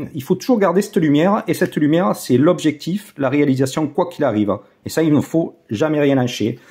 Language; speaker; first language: French; native; French